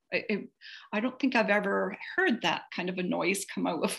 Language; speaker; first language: English; native; English